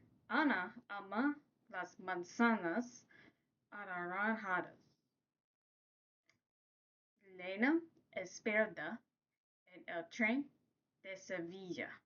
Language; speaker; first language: Spanish; non-native, learner; English